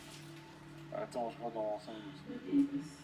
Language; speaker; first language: French; native; French